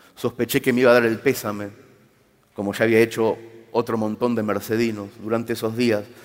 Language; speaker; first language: Spanish; native; Spanish